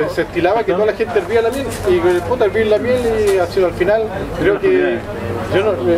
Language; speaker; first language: Spanish; native; Spanish